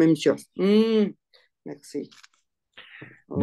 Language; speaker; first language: French; non-native, learner; Spanish